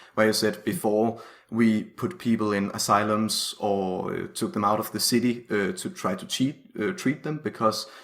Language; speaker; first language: English; non-native, fluent; Danish